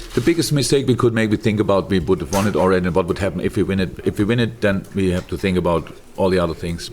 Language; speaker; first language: English; non-native, fluent; German